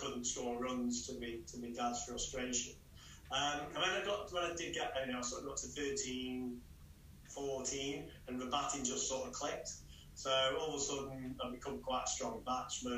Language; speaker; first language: English; native; English